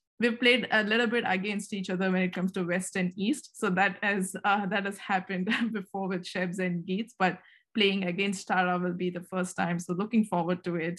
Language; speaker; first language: English; non-native, local second language; Kannada